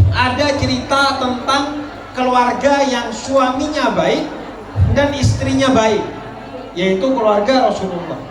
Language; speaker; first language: Indonesian; non-native, local second language; Madurese